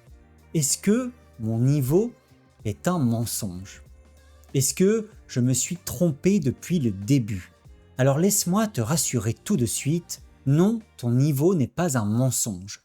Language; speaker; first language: French; native; French